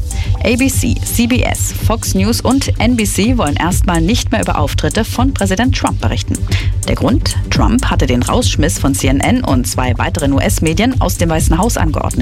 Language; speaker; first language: German; native; German